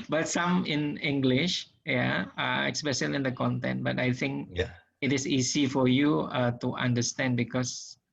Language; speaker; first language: English; non-native, learner; Indonesian